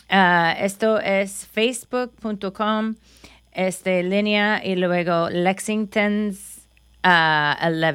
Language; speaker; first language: Spanish; non-native, fluent; English